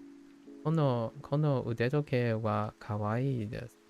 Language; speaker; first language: Japanese; non-native, learner; English